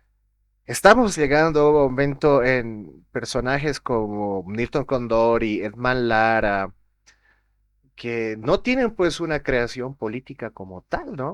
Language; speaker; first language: Spanish; native; Spanish